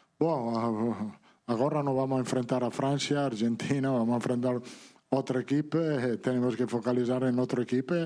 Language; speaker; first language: Portuguese; non-native, learner; Italian